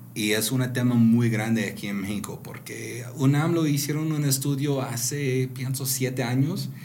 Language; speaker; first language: Spanish; non-native, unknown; English